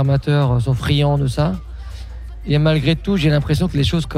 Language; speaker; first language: French; native; French